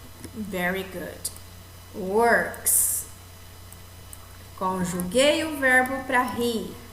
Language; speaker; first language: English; non-native, fluent; Portuguese